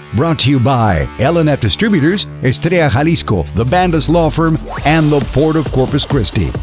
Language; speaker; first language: English; early bilingual, other home language; Spanish